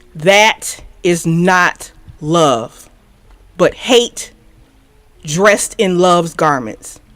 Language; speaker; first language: English; native; English